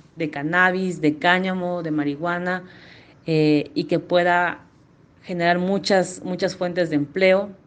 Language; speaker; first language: Spanish; native; Spanish